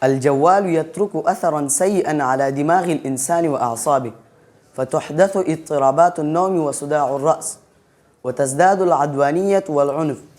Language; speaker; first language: Arabic; non-native, learner; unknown